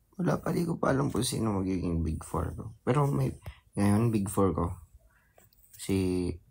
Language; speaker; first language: Filipino; non-native, local second language; Hiligaynon